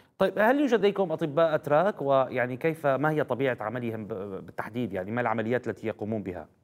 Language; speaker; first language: Arabic; native; Arabic